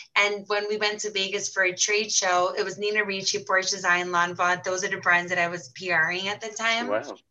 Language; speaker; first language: English; early bilingual, heritage; Portuguese